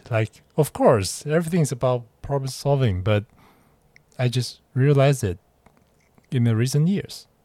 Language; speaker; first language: English; non-native, fluent; Chinese